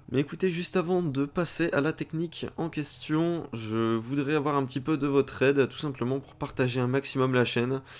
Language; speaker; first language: French; native; French